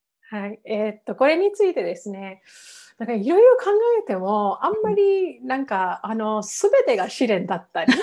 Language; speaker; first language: Japanese; non-native, fluent; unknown